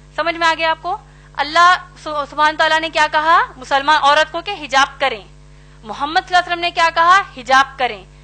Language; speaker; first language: Urdu; native; Urdu